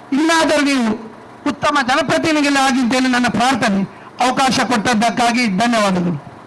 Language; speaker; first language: Kannada; non-native, local second language; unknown